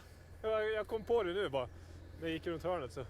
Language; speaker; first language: Swedish; native; Swedish